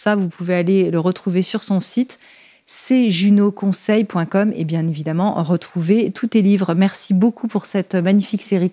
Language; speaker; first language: French; native; French